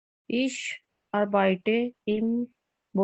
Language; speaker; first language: German; non-native, learner; Urdu